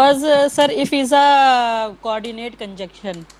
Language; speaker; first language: English; non-native, learner; Hindi